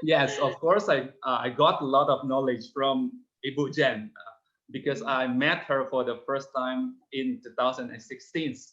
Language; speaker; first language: English; non-native, fluent; Indonesian